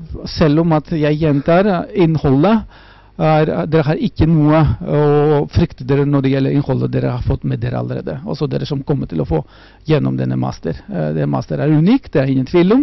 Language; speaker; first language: Norwegian; non-native, fluent; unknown